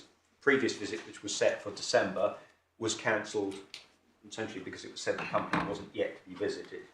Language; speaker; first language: English; native; English